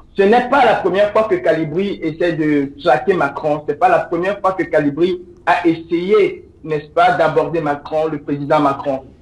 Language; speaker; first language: French; native; French